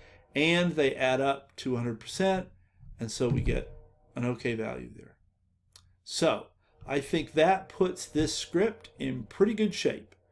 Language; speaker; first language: English; native; English